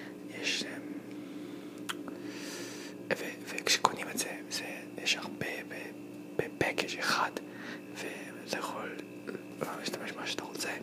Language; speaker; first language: Hebrew; non-native, fluent; English